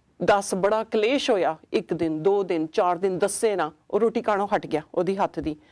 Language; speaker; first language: Punjabi; early bilingual, heritage; Punjabi